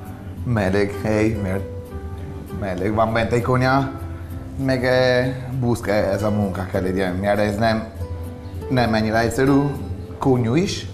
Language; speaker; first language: Hungarian; non-native, learner; Italian